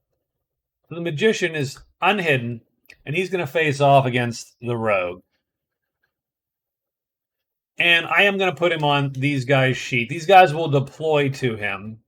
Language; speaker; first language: English; native; English